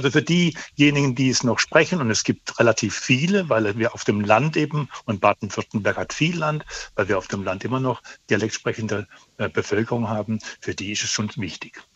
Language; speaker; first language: German; native; German